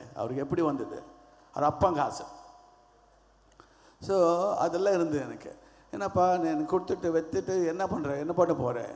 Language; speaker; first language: Tamil; non-native, learner; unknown